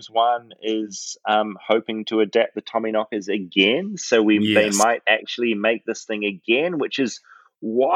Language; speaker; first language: English; native; English